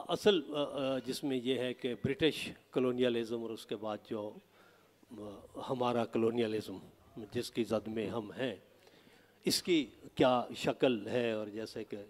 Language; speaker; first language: Urdu; non-native, local second language; Saraiki